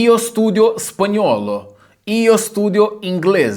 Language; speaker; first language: Italian; non-native, fluent; Portuguese